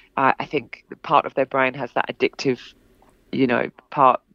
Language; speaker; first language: English; native; English